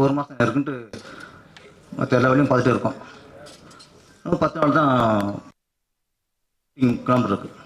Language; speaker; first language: Tamil; native; Tamil